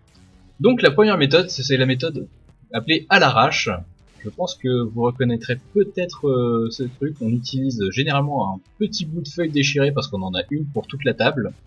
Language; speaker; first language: French; native; French